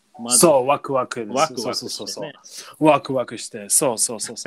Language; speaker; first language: Japanese; non-native, learner; English